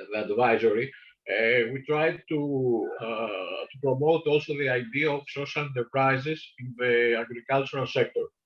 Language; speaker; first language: English; non-native, fluent; Greek